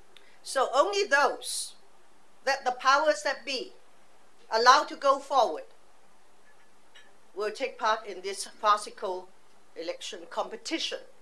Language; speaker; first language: English; non-native, local second language; Cantonese